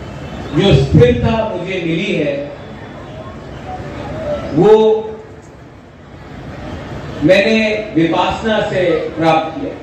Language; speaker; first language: Hindi; non-native, local second language; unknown